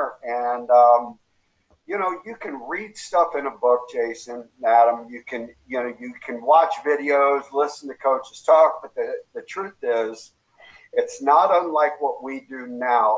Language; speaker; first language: English; native; English